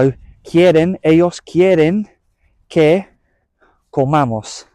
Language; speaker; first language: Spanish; non-native, learner; English